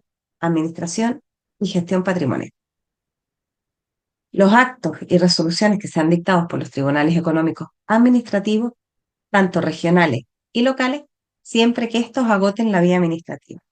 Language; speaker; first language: Spanish; native; Spanish